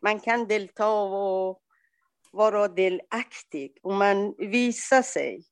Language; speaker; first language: Swedish; non-native, learner; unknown